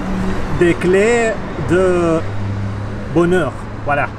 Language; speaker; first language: French; non-native, learner; Russian